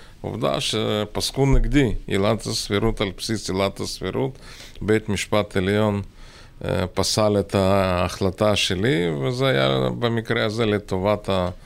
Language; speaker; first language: Hebrew; non-native, fluent; Russian